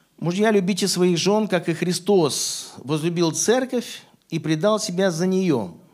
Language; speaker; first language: Russian; native; Russian